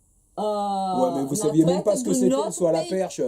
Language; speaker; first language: French; native; French